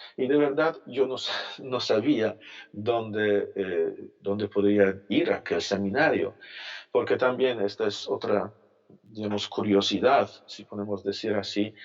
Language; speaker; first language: Spanish; non-native, fluent; Polish